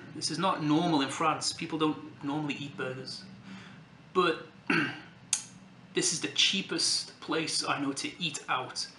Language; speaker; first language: English; native; English